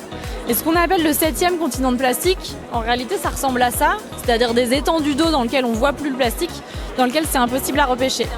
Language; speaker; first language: French; native; French